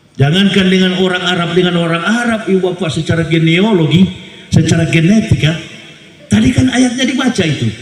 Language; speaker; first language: Indonesian; native; Indonesian